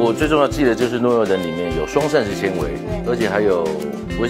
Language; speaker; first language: Chinese; native; Chinese